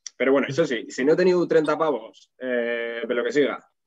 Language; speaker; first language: Spanish; non-native, local second language; Catalan